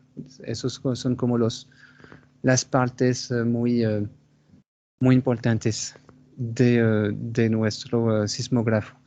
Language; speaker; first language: Spanish; non-native, fluent; French